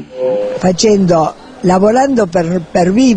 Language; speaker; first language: Italian; non-native, fluent; Spanish